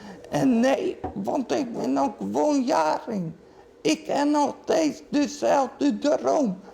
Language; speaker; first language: Dutch; non-native, local second language; Western Frisian